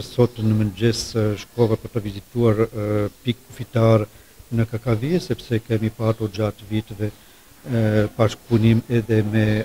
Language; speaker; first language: Albanian; non-native, fluent; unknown